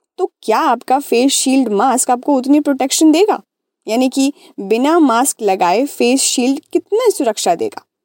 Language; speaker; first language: Hindi; native; Hindi